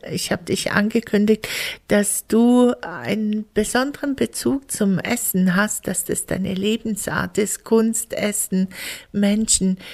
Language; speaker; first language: German; native; German